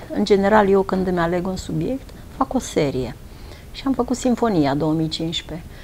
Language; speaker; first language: Romanian; native; Romanian